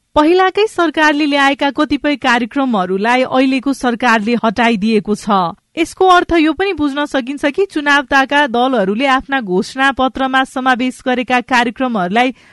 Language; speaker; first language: Nepali; non-native, local second language; Maithili